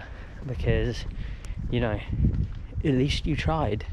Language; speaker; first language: English; native; English